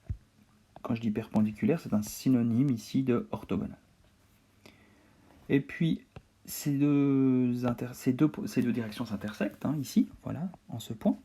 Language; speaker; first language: French; native; French